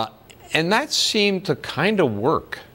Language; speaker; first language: English; native; English